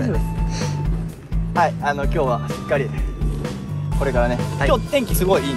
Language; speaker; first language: Japanese; native; Japanese